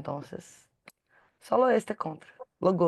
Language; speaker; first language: Spanish; non-native, learner; Portuguese